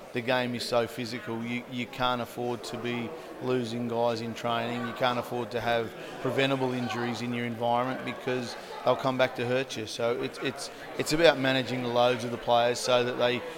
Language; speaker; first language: English; native; English